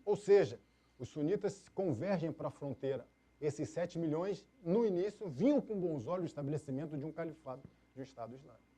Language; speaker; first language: Portuguese; native; Portuguese